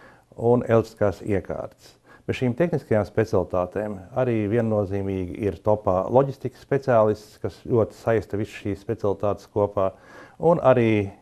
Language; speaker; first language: Latvian; native; Latvian